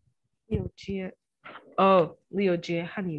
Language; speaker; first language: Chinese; non-native, learner; English